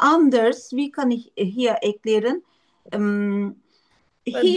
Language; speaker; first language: German; non-native, learner; Turkish